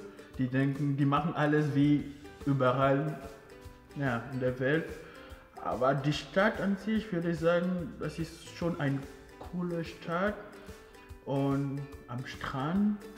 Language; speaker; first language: German; non-native, fluent; Ewe